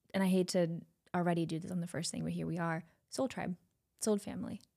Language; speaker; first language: English; non-native, fluent; German